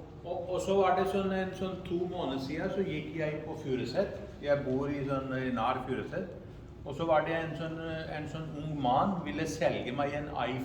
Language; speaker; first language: Norwegian; non-native, fluent; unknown